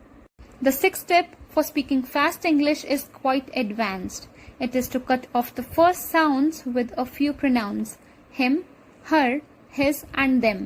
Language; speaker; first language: English; non-native, local second language; Hindi